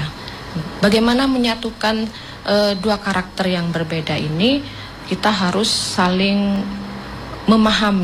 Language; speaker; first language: Indonesian; native; Indonesian